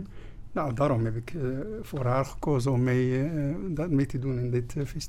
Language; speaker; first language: Dutch; non-native, fluent; Arabic